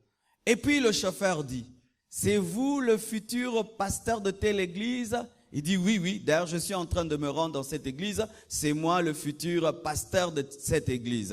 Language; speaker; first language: French; non-native, local second language; Lingala